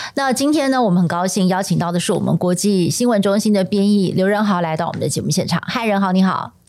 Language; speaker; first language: Chinese; native; Chinese